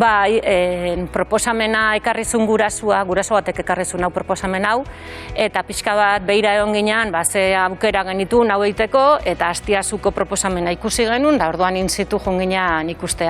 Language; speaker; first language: Basque; native; Basque